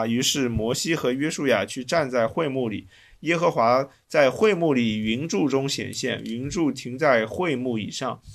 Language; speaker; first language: Chinese; native; Chinese